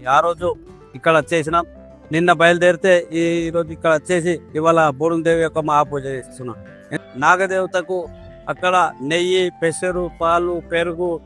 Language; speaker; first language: Telugu; non-native, local second language; Gondi